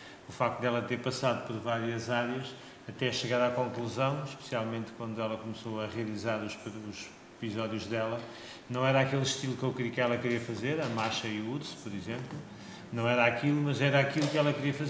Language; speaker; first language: Portuguese; native; Portuguese